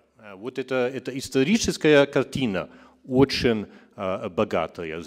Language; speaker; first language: Russian; non-native, fluent; German